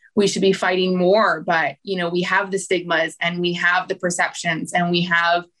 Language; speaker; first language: English; native; English